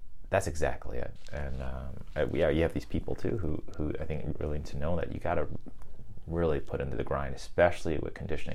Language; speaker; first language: English; native; English